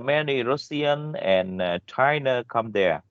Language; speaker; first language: English; non-native, learner; Vietnamese